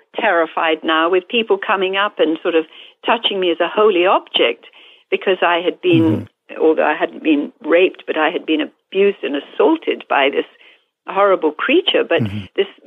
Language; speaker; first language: English; native; English